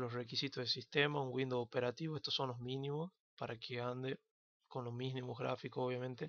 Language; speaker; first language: Spanish; native; Spanish